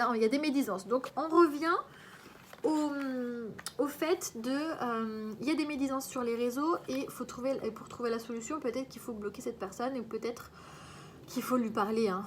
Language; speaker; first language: French; native; French